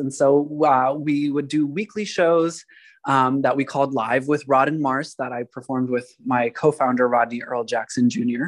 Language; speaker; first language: English; native; English